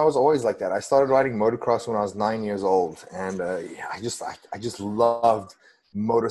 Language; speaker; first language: English; non-native, local second language; Afrikaans